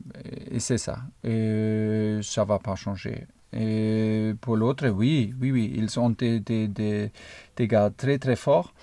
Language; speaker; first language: French; non-native, fluent; German